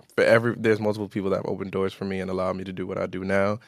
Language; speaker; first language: English; early bilingual, other home language; Yoruba